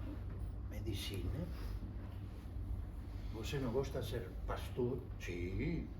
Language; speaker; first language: Portuguese; non-native, fluent; Spanish